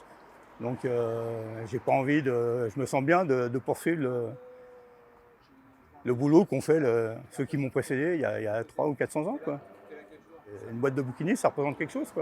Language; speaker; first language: French; native; French